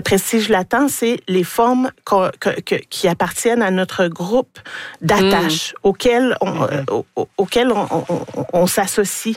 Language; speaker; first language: French; native; French